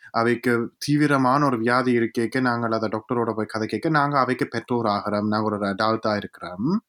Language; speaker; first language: Tamil; native; Tamil